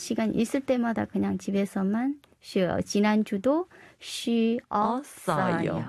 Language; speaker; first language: Korean; non-native, fluent; Chinese